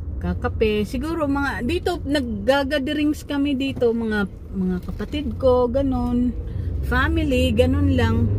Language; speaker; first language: Filipino; non-native, local second language; Cebuano